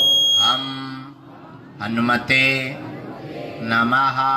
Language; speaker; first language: Hindi; native; Hindi